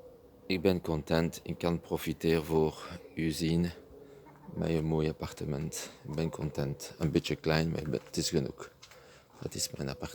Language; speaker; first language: Dutch; non-native, learner; French